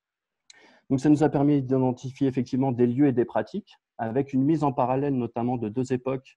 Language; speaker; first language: French; native; French